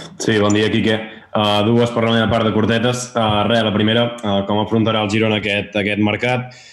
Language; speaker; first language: Catalan; native; Catalan